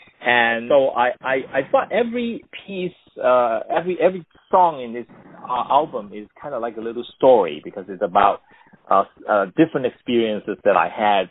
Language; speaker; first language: English; non-native, local second language; Cantonese